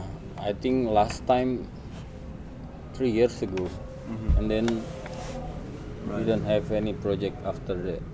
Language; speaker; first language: English; non-native, learner; Indonesian